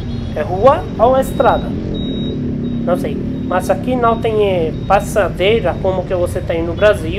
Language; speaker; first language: Portuguese; non-native, learner; Hindi